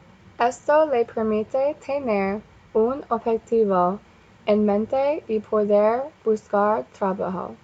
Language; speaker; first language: Spanish; non-native, learner; English